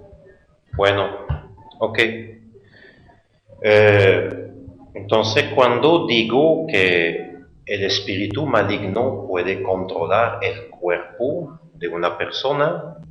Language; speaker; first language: Spanish; non-native, fluent; French